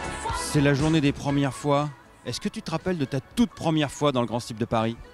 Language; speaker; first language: French; native; French